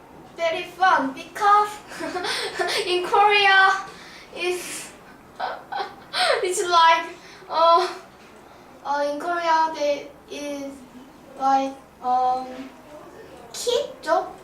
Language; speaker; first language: English; non-native, learner; Korean